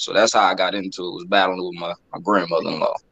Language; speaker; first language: English; native; English